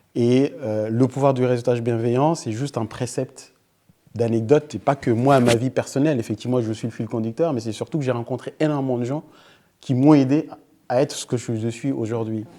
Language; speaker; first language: French; early bilingual, other home language; Fula